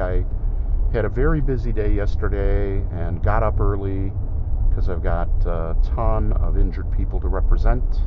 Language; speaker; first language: English; native; English